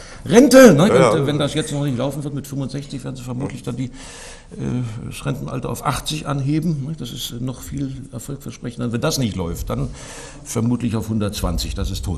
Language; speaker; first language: German; native; German